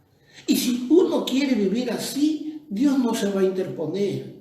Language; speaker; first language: Spanish; native; Spanish